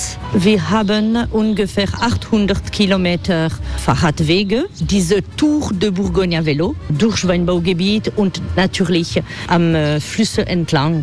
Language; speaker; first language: German; non-native, fluent; French